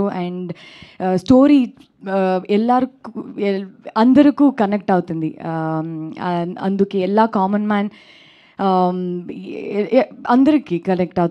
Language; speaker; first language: Telugu; non-native, learner; Kannada